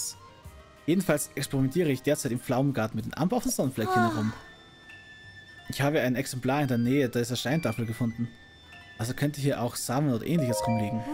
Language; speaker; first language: German; native; German